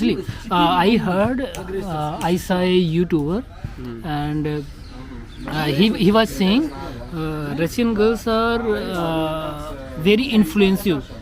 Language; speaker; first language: English; non-native, local second language; Hindi